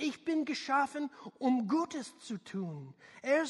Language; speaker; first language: German; non-native, learner; English